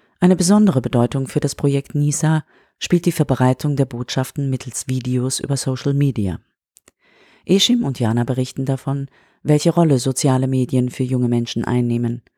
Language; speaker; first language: German; native; German